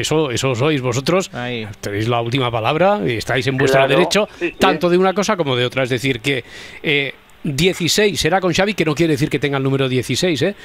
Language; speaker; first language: Spanish; native; Spanish